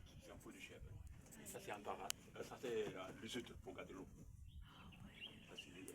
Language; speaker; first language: French; non-native, local second language; Arabic